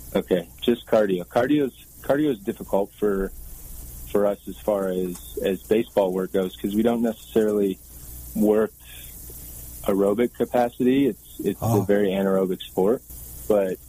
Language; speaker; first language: English; native; English